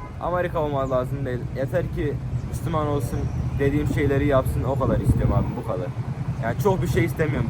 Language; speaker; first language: Turkish; early bilingual, heritage; Turkish